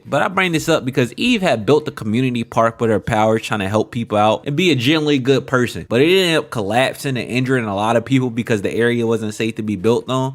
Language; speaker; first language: English; native; English